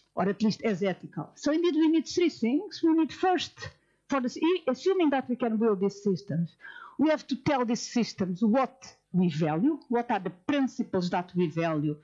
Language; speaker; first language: English; non-native, fluent; Portuguese